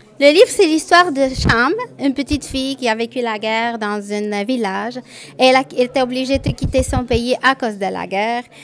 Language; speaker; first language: French; non-native, fluent; Arabic